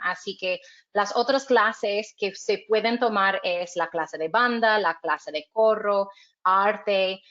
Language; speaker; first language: Spanish; non-native, fluent; English